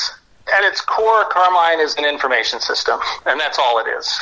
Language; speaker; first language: English; native; English